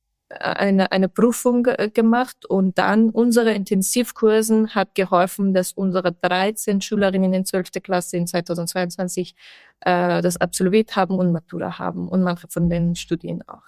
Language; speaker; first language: German; non-native, fluent; Persian